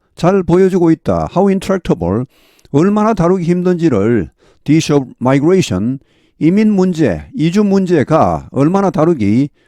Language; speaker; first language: Korean; native; Korean